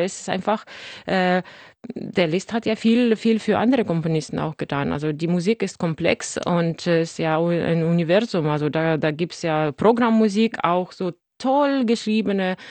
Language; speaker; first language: German; non-native, fluent; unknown